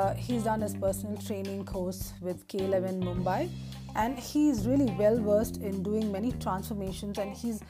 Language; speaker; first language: English; non-native, local second language; Tamil